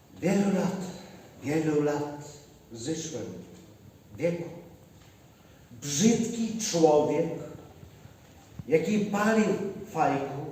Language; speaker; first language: Polish; non-native, learner; Ukrainian